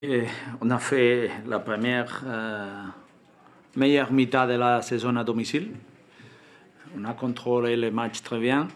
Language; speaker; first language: French; non-native, fluent; Spanish